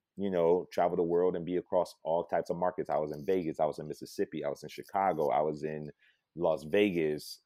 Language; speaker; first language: English; native; English